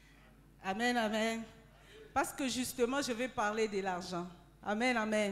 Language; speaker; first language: French; non-native, local second language; Lingala